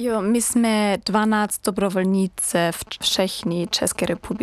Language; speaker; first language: Czech; non-native, learner; German